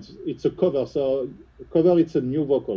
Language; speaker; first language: English; non-native, fluent; French